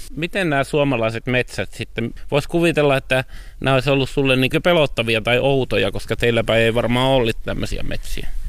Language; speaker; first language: Finnish; native; Finnish